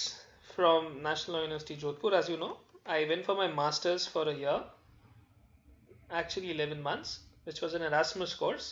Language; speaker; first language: English; non-native, local second language; Hindi